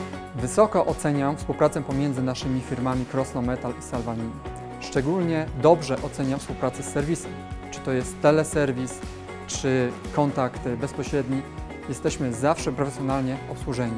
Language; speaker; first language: Polish; native; Polish